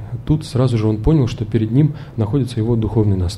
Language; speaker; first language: Russian; native; Russian